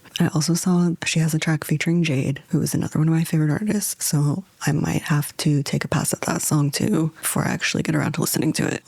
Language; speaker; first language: English; native; English